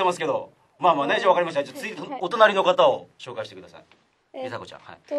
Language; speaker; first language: Japanese; native; Japanese